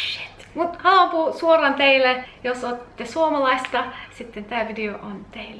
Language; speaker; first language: Finnish; non-native, learner; English